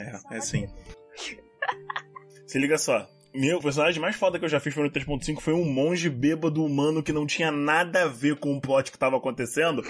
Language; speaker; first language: Portuguese; native; Portuguese